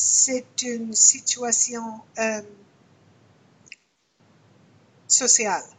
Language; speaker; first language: French; non-native, learner; English